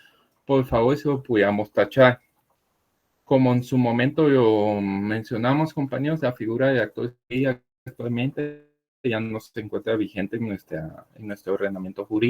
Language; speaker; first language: Spanish; native; Spanish